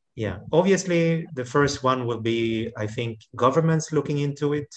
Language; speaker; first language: English; non-native, fluent; Swedish